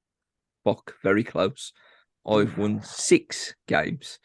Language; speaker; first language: English; native; English